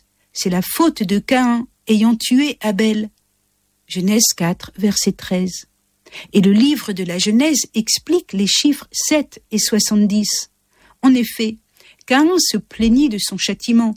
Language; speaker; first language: French; native; French